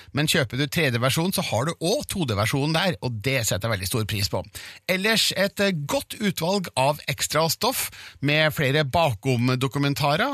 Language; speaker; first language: Norwegian; native; Norwegian